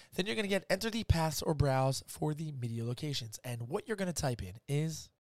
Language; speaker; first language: English; native; English